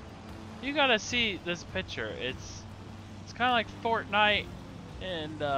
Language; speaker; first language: English; native; English